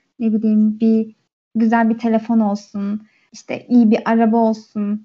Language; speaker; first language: Turkish; early bilingual, heritage; Turkish